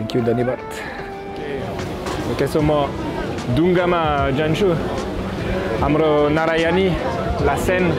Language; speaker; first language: Nepali; non-native, fluent; French